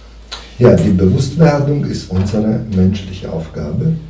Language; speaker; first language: German; non-native, fluent; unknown